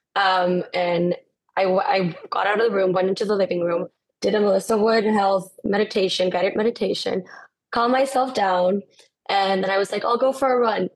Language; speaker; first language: English; non-native, fluent; Spanish